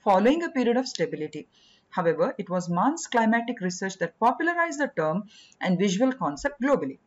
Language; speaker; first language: English; non-native, local second language; Kannada